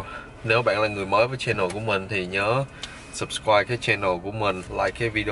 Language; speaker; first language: Vietnamese; early bilingual, other home language; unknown